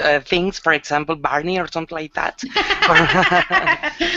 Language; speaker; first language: English; non-native, learner; Spanish